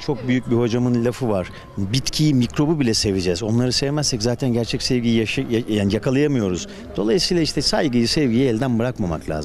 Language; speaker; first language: Turkish; native; Turkish